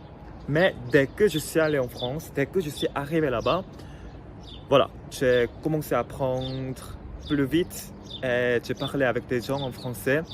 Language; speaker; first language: French; non-native, fluent; Korean